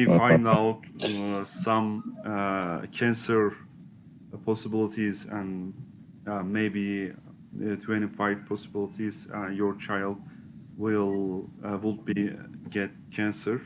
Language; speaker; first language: English; non-native, learner; Turkish